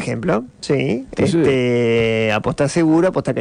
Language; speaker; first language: Spanish; native; Spanish